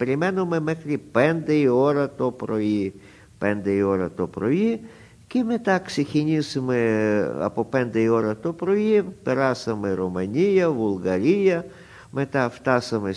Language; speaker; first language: Greek; non-native, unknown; Russian